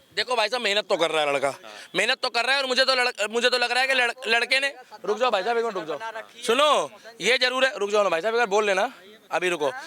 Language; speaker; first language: Hindi; native; Hindi